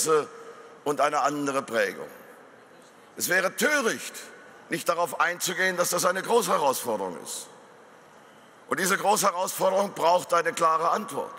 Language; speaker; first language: German; native; German